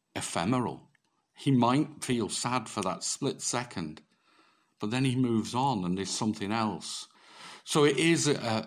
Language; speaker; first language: English; native; English